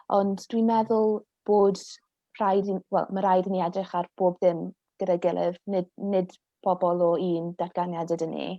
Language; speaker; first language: Welsh; non-native, local second language; English